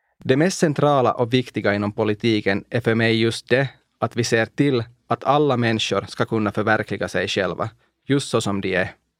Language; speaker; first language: Swedish; non-native, local second language; Finnish